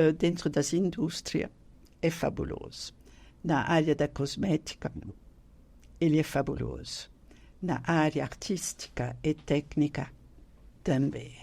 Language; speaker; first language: Portuguese; non-native, fluent; French